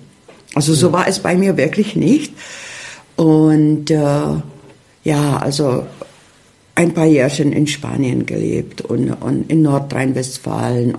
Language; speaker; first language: German; early bilingual, heritage; Czech